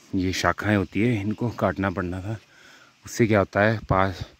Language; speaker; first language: Hindi; native; Hindi